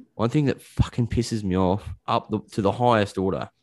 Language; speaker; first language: English; native; English